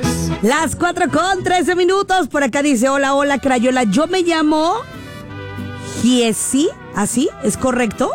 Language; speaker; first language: Spanish; native; Spanish